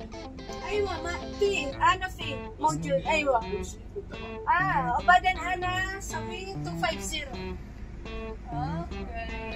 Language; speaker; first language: Arabic; non-native, learner; Filipino